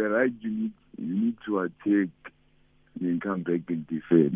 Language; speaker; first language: English; non-native, local second language; Venda